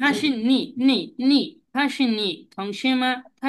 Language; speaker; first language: Chinese; non-native, learner; Bangla